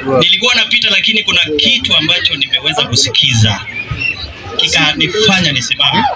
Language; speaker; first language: Swahili; non-native, local second language; Kamba